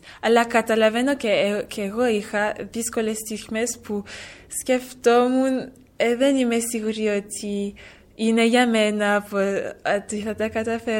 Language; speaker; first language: Greek; early bilingual, heritage; French